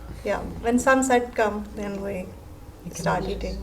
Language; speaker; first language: English; non-native, learner; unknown